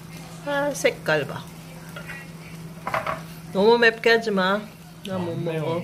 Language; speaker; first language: Korean; non-native, learner; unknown